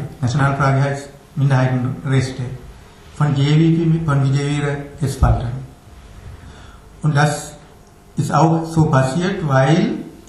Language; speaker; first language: German; non-native, fluent; Tamil